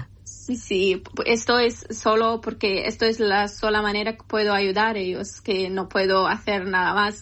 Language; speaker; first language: Spanish; non-native, learner; Persian